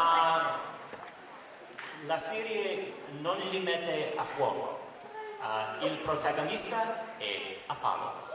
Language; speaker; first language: Italian; non-native, learner; English